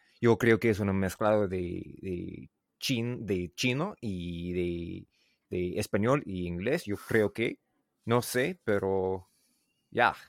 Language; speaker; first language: Spanish; non-native, learner; English